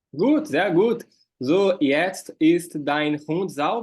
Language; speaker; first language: German; non-native, fluent; Portuguese